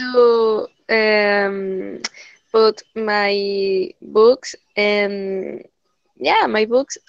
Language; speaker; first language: English; non-native, learner; Spanish